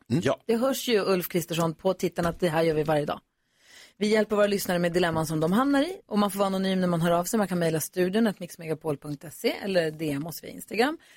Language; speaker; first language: Swedish; native; Swedish